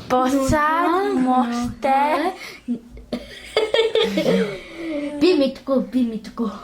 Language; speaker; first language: Mongolian; early bilingual, heritage; Mongolian